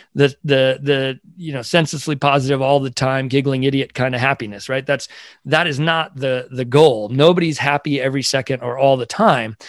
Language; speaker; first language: English; native; English